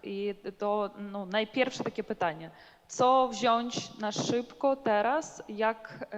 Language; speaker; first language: Polish; non-native, learner; Ukrainian